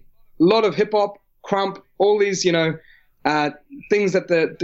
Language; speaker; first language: English; native; English